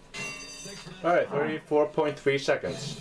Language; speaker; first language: English; non-native, fluent; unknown